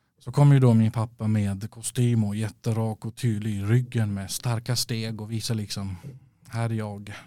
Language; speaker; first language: Swedish; early bilingual, other home language; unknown